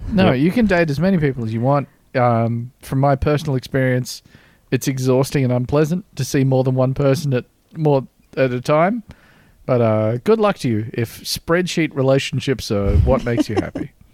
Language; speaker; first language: English; native; English